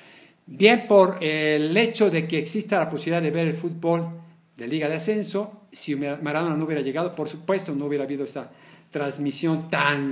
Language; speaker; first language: Spanish; native; Spanish